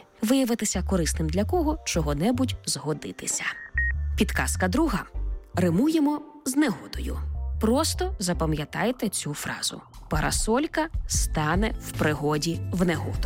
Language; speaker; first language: Ukrainian; native; Ukrainian